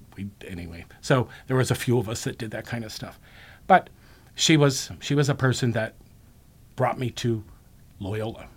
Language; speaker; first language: English; native; English